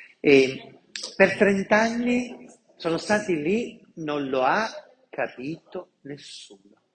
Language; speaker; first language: Italian; non-native, local second language; Sicilian